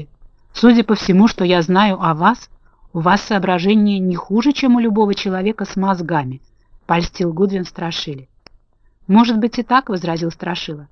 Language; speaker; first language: Russian; native; Russian